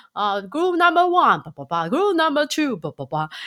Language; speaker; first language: English; non-native, fluent; Chinese